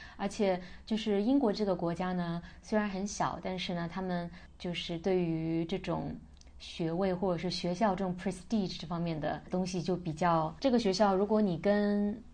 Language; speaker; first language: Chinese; native; Chinese